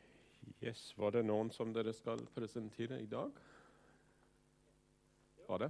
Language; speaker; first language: Norwegian; non-native, fluent; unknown